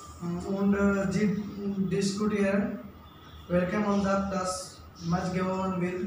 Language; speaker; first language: German; non-native, learner; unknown